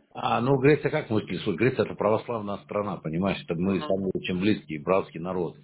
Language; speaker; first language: Russian; native; Russian